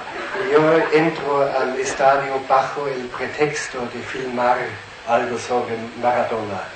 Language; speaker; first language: Spanish; non-native, fluent; German